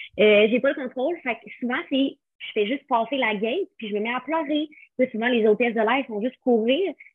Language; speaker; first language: French; native; French